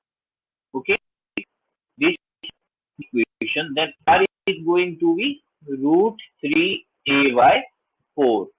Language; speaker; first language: English; non-native, local second language; Hindi